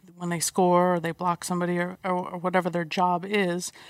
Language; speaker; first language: English; native; English